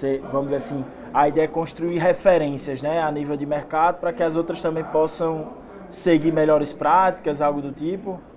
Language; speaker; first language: Portuguese; native; Portuguese